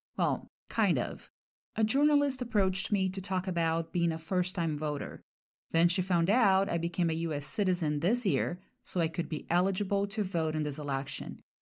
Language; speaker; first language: English; non-native, fluent; Portuguese